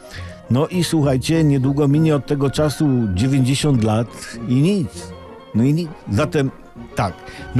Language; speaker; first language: Polish; native; Polish